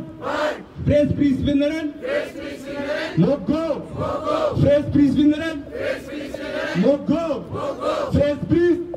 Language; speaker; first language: Norwegian; non-native, learner; Oromo